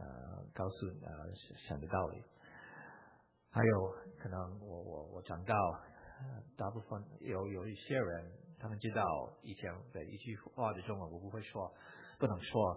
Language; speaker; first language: Chinese; non-native, fluent; English